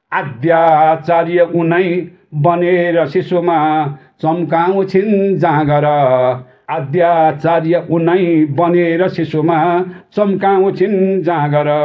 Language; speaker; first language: Nepali; native; Nepali